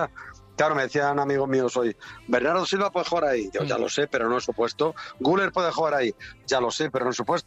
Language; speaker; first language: Spanish; native; Spanish